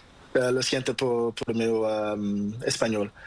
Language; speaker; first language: Spanish; non-native, learner; Portuguese